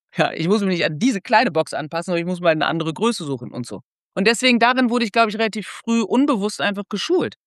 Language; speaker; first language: German; native; German